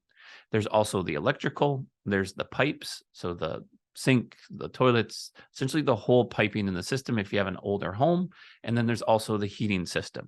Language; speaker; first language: English; native; English